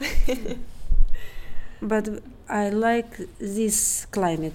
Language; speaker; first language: English; non-native, learner; Russian